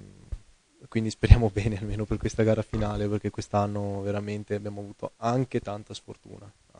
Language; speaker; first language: Italian; native; Italian